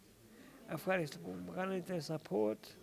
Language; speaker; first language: Greek; early bilingual, heritage; English